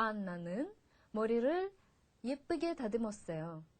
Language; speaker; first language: Korean; non-native, fluent; Russian